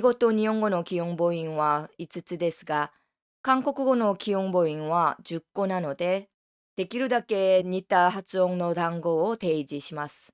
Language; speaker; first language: Japanese; non-native, fluent; Korean